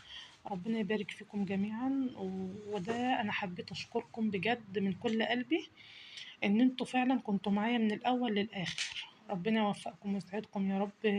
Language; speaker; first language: Arabic; native; Arabic